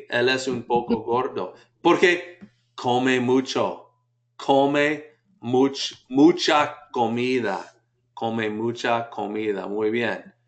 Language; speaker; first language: Spanish; non-native, fluent; English